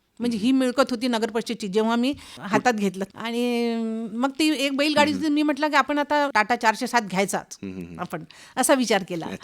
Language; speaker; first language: Marathi; non-native, local second language; Hindi